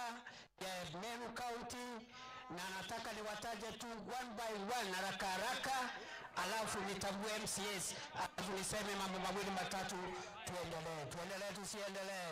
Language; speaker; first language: Swahili; non-native, local second language; Meru